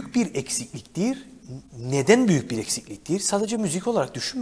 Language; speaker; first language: Turkish; native; Turkish